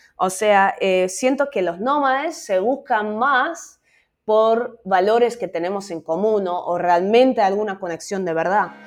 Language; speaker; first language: Spanish; non-native, fluent; Dutch